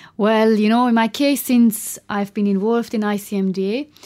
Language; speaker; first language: English; non-native, fluent; German